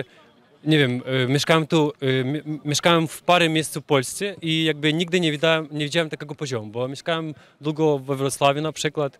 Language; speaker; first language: Polish; non-native, fluent; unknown